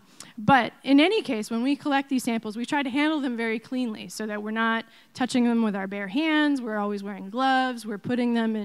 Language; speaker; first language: English; native; English